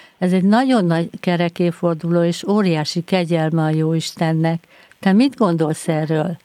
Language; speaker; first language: Hungarian; native; Hungarian